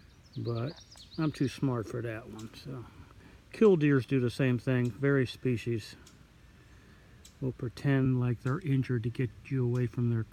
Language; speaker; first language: English; native; English